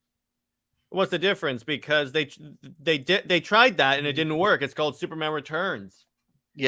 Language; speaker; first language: English; native; English